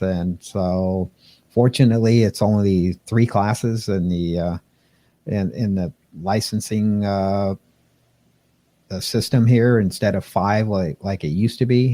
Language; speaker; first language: English; native; English